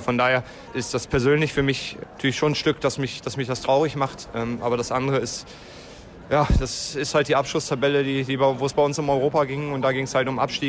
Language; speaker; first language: German; native; German